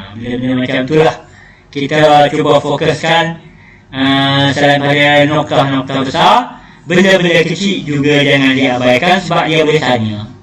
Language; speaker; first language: Malay; native; Malay